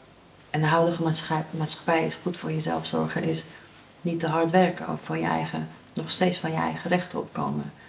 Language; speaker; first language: Dutch; early bilingual, other home language; Persian